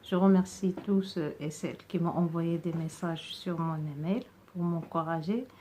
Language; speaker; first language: French; non-native, local second language; Arabic